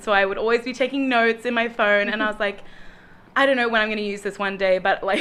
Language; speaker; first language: English; native; English